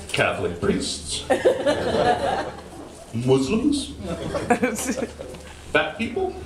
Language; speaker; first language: English; native; English